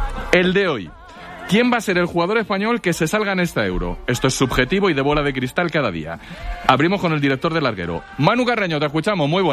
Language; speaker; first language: Spanish; native; Spanish